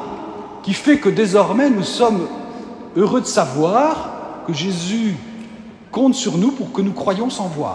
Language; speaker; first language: French; native; French